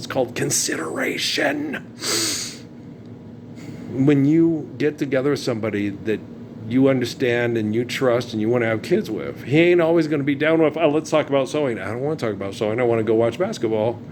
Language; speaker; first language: English; native; English